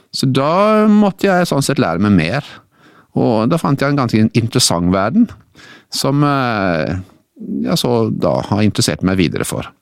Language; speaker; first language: Norwegian; native; Norwegian